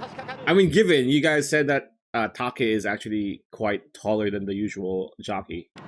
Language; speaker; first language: English; native; English